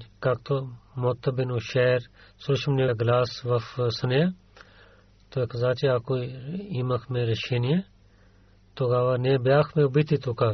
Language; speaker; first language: Bulgarian; non-native, learner; Urdu